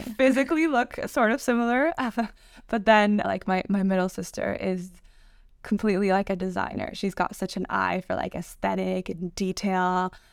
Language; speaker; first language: English; non-native, fluent; Spanish